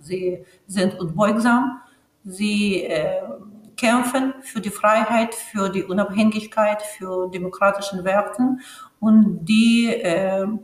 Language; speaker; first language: German; non-native, fluent; Ukrainian